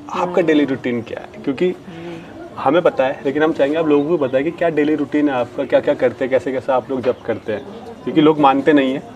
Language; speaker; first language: Hindi; native; Hindi